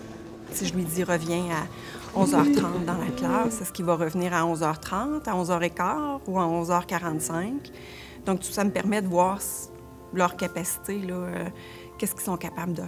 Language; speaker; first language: French; native; French